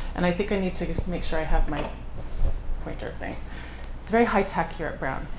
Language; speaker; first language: English; native; English